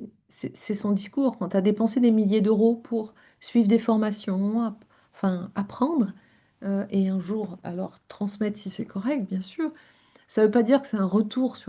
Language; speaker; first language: French; native; French